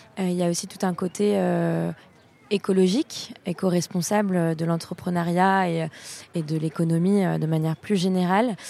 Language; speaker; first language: French; native; French